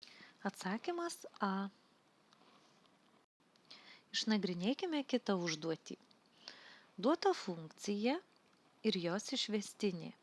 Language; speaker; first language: Lithuanian; native; Lithuanian